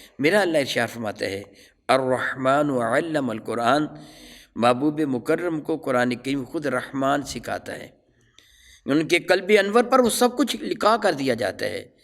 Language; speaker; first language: Urdu; non-native, local second language; Punjabi